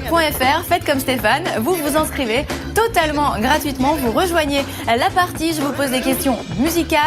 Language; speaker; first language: French; native; French